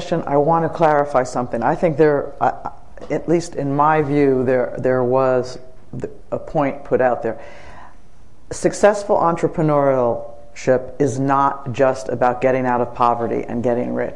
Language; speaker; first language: English; native; English